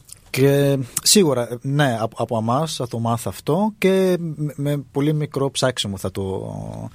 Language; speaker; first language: Greek; non-native, fluent; Arabic